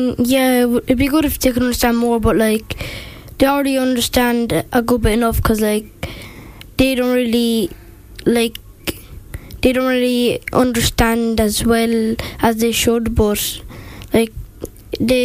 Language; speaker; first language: English; native; English